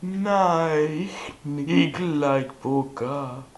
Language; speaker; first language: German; non-native, learner; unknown